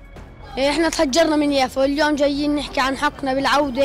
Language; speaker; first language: Arabic; native; Arabic